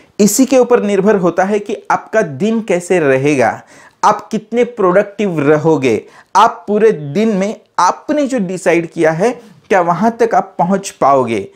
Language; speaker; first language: Hindi; non-native, local second language; Marathi